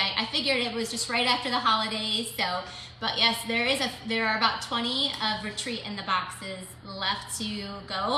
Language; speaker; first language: English; native; English